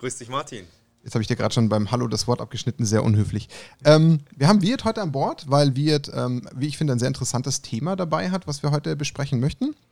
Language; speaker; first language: German; native; German